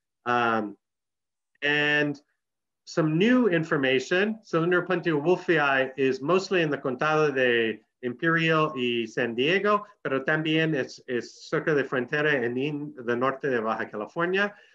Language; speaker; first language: Spanish; non-native, learner; English